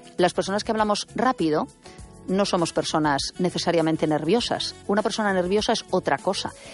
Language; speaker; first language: Spanish; native; Spanish